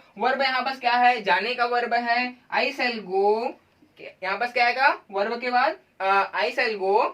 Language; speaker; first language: Hindi; native; Hindi